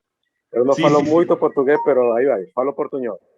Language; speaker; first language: Portuguese; non-native, learner; Spanish